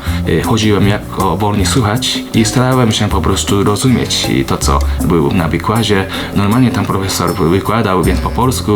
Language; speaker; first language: Polish; non-native, fluent; Japanese